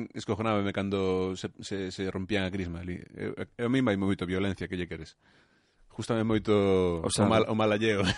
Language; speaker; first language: Galician; native; Galician